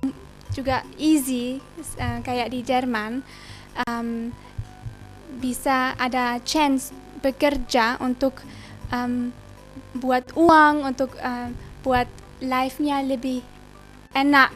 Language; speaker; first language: Indonesian; early bilingual, heritage; German